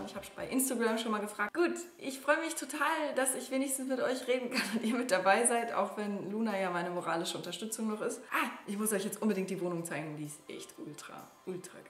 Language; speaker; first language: German; native; German